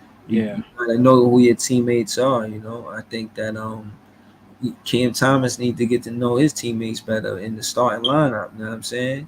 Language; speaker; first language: English; native; English